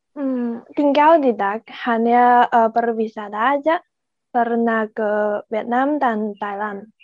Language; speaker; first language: Indonesian; non-native, learner; Chinese